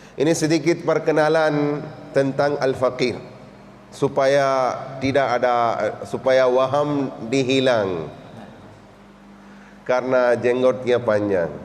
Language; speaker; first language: Indonesian; non-native, learner; Urdu